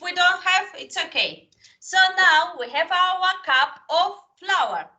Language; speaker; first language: English; non-native, fluent; Spanish